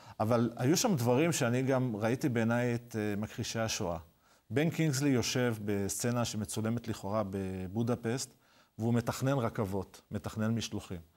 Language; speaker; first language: Hebrew; native; Hebrew